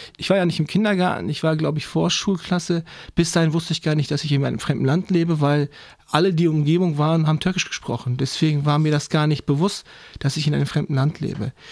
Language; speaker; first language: German; early bilingual, other home language; Turkish